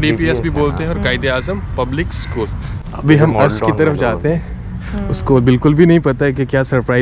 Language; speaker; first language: Hindi; native; Hindi